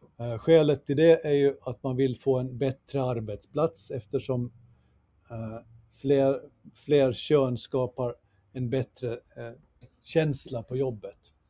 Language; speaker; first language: Swedish; native; Swedish